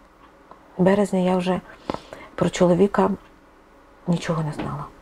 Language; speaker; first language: Ukrainian; non-native, local second language; Russian